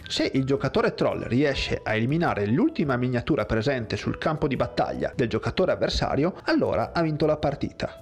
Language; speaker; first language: Italian; native; Italian